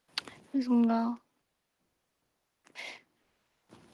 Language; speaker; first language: Korean; non-native, fluent; Japanese